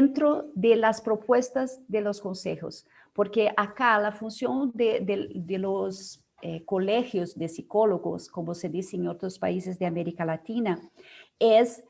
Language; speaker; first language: Spanish; non-native, fluent; Portuguese